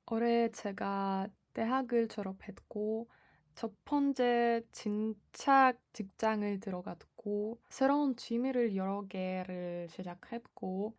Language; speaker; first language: Korean; non-native, fluent; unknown